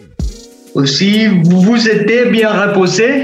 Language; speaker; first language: French; non-native, fluent; Spanish